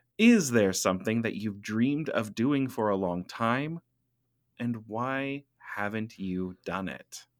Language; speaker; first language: English; native; English